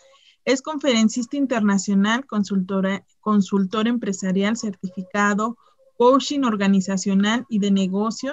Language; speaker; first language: Spanish; native; Spanish